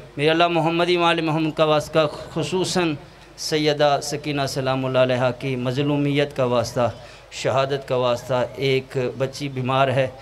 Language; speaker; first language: Urdu; non-native, local second language; Punjabi